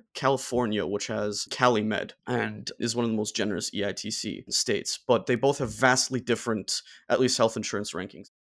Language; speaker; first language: English; non-native, fluent; German